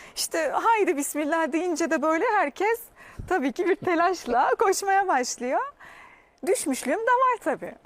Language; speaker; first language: Turkish; non-native, fluent; Arabic